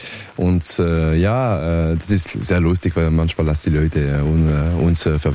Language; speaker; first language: German; non-native, learner; French